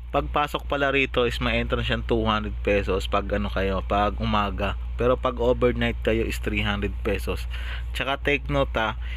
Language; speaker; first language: Filipino; non-native, local second language; Bikol